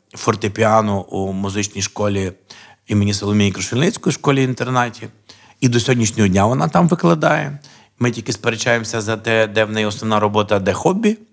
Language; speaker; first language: Ukrainian; native; Ukrainian